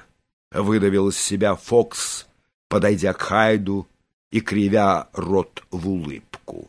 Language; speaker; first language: Russian; native; Russian